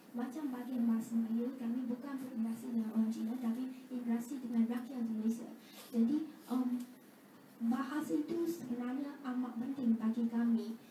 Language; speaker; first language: Malay; non-native, fluent; Chinese